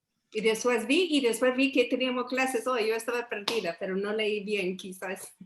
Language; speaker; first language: Spanish; early bilingual, heritage; English